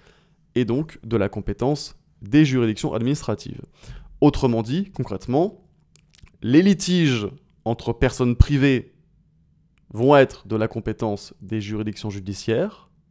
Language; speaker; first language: French; native; French